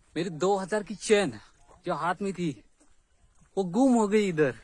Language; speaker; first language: Hindi; non-native, local second language; Marathi